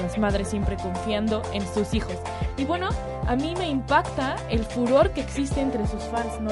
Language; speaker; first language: Spanish; native; Spanish